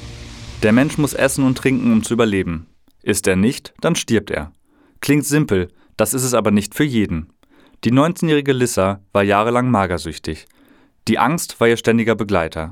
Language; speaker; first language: German; native; German